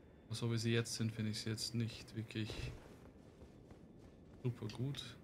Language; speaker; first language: German; native; German